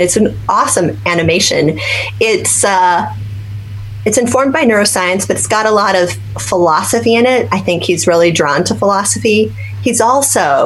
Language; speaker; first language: English; native; English